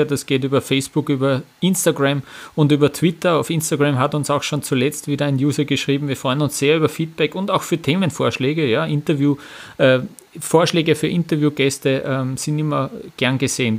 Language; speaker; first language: German; native; German